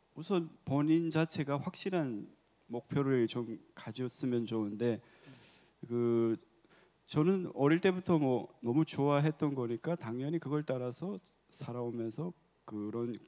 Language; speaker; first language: Korean; native; Korean